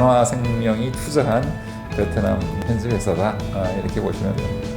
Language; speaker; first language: Korean; native; Korean